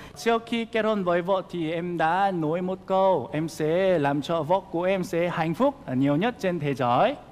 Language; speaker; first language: Vietnamese; non-native, fluent; Korean